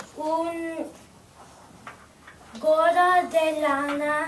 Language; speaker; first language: Spanish; non-native, learner; English